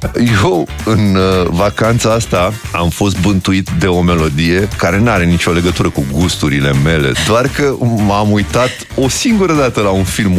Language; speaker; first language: Romanian; native; Romanian